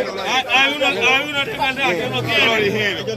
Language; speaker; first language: Spanish; non-native, learner; Haitian Creole